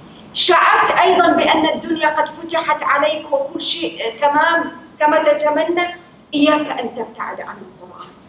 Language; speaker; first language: Arabic; native; Arabic